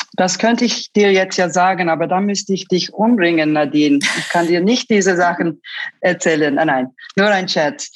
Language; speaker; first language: German; early bilingual, other home language; Turkish